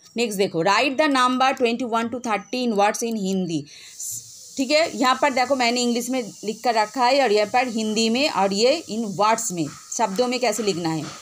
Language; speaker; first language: Hindi; non-native, local second language; Bangla